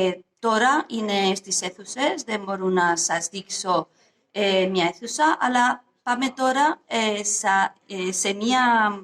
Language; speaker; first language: Greek; non-native, fluent; Spanish